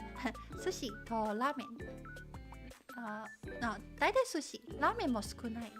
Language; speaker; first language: Japanese; non-native, learner; Chinese